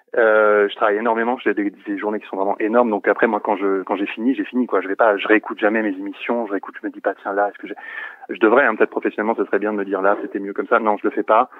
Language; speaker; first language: French; native; French